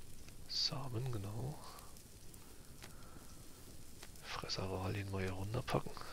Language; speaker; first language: German; native; German